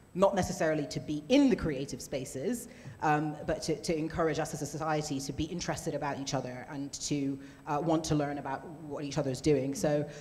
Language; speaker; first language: English; native; English